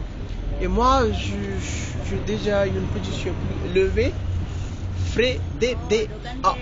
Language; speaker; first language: French; non-native, learner; Hindi